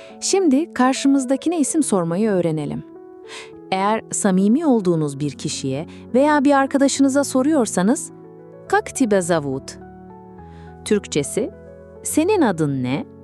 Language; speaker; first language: Turkish; non-native, fluent; Russian